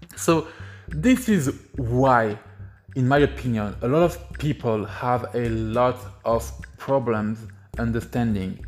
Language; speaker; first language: English; non-native, fluent; French